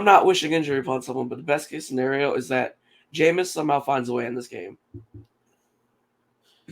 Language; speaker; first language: English; native; English